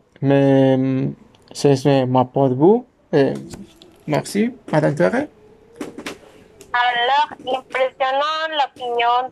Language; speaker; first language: French; non-native, learner; Spanish